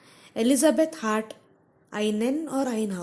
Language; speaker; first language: German; non-native, fluent; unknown